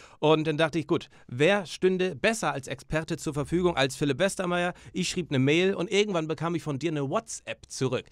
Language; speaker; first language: German; native; German